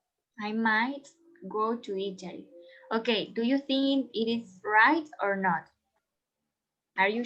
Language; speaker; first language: English; non-native, learner; Spanish